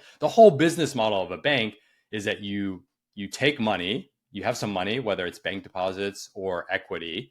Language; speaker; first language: English; native; English